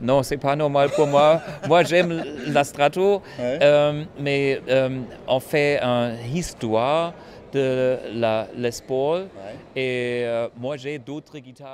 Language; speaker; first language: French; non-native, fluent; German